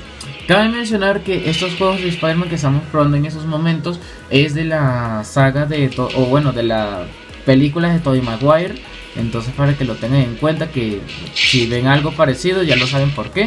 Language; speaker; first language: Spanish; native; Spanish